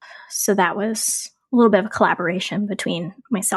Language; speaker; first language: English; native; English